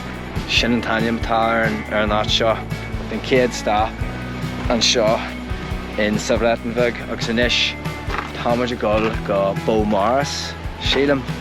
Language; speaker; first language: Irish; non-native, local second language; English